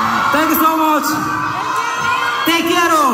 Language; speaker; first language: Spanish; non-native, learner; Korean